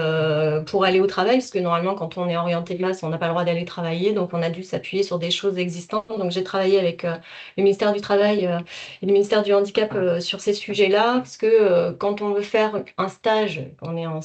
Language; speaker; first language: French; native; French